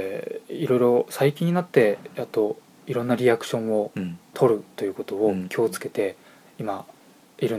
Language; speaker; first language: Japanese; native; Japanese